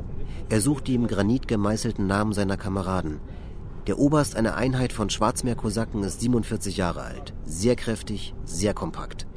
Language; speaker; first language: German; native; German